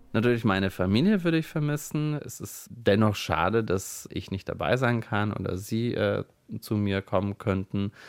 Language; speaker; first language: German; non-native, fluent; Bulgarian